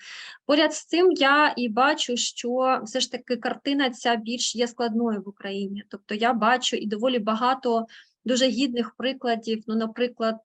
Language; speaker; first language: Ukrainian; native; Ukrainian